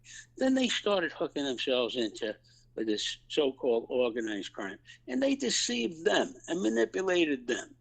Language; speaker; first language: English; native; English